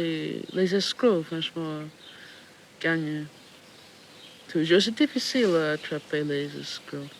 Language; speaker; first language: French; non-native, fluent; English